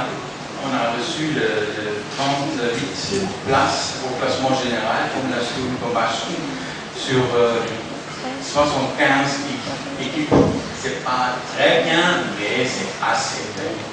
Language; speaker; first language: French; non-native, fluent; German